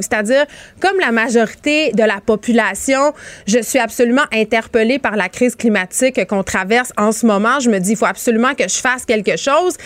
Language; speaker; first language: French; native; French